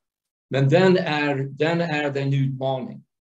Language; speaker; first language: Swedish; non-native, fluent; English